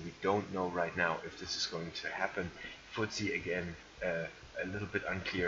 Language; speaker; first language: English; non-native, fluent; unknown